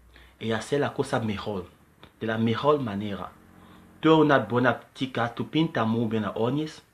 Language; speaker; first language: Spanish; non-native, learner; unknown